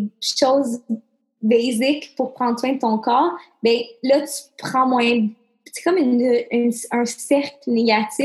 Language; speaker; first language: French; native; French